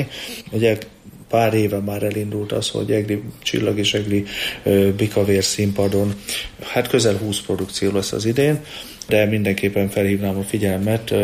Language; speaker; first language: Hungarian; native; Hungarian